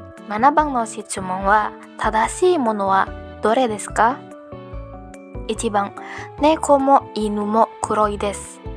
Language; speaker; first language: Japanese; non-native, learner; Indonesian